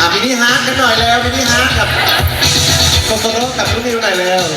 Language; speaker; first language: Thai; native; Thai